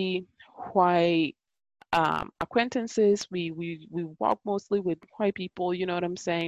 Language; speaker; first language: English; non-native, fluent; Italian